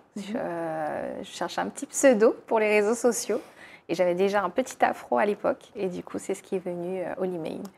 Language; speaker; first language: French; native; French